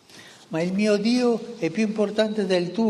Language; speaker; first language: Italian; non-native, fluent; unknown